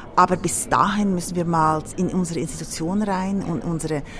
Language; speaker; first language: German; native; German